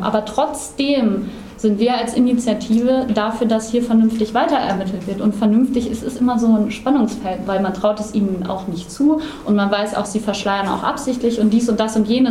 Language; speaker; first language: German; native; German